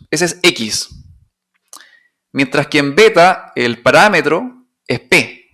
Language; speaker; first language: Spanish; native; Spanish